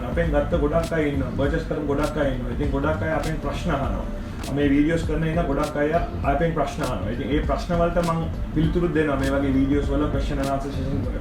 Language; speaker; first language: Sinhala; non-native, local second language; Tamil